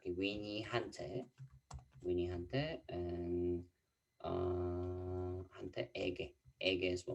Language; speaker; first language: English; non-native, fluent; Korean